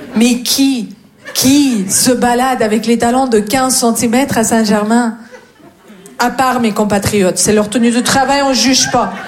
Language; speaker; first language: French; non-native, fluent; Russian